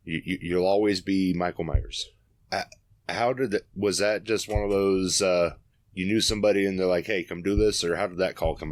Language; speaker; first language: English; native; English